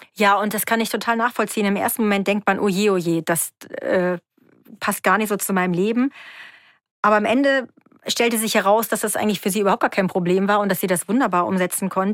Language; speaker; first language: German; native; German